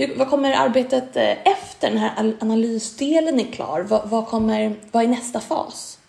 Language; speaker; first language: Swedish; native; Swedish